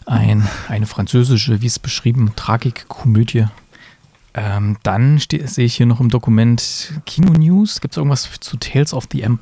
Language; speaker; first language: German; native; German